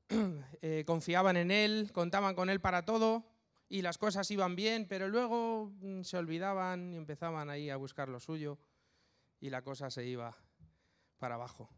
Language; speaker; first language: Spanish; native; Spanish